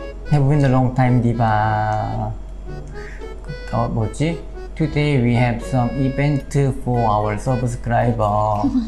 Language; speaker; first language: English; non-native, learner; Korean